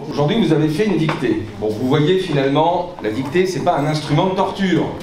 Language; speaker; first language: French; native; French